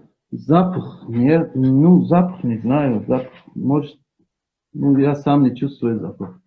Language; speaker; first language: Russian; non-native, learner; Tajik